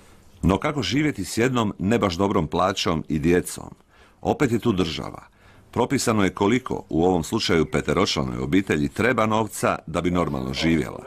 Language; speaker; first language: Croatian; native; Croatian